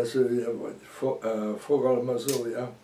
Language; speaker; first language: Hungarian; early bilingual, heritage; Hungarian